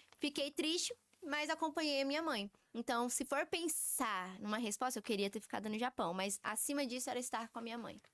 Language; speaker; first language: Portuguese; early bilingual, heritage; Portuguese